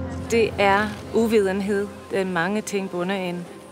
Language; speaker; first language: Danish; non-native, fluent; English